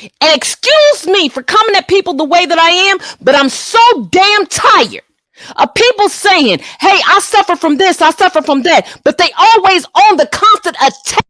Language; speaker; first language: English; native; English